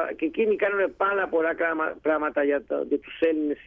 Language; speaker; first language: Greek; early bilingual, heritage; Greek